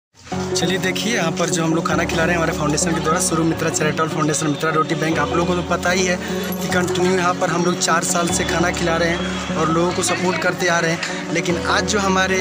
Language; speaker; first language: Hindi; non-native, local second language; Odia